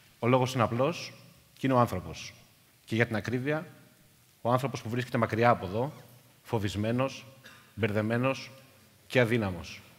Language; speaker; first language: Greek; native; Greek